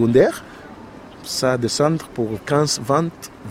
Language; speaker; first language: French; non-native, learner; Portuguese